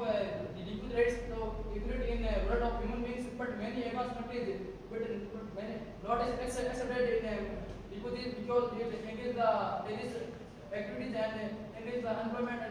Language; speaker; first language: English; non-native, learner; Hindi